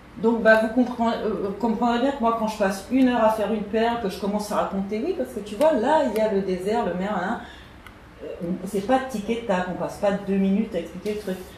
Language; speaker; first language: French; native; French